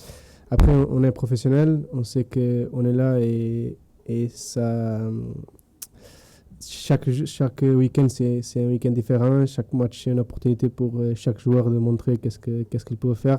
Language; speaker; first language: French; non-native, fluent; Spanish